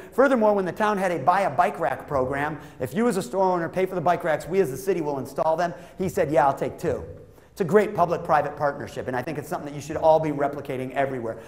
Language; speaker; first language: English; native; English